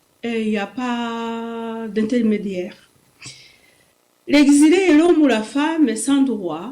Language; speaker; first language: French; non-native, local second language; Kinyarwanda